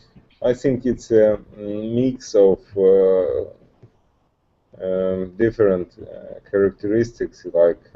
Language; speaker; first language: English; non-native, learner; Russian